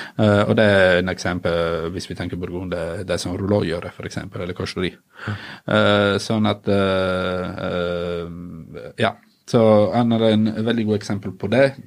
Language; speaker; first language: Norwegian; non-native, fluent; Italian